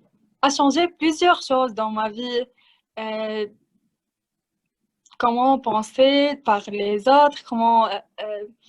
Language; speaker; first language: French; non-native, learner; Arabic